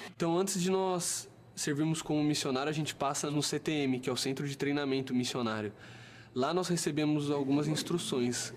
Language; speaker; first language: Portuguese; native; Portuguese